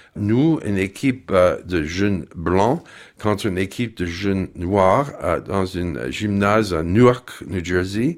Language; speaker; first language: French; non-native, fluent; English